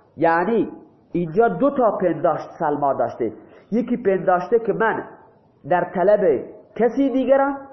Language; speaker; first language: Persian; non-native, local second language; Baluchi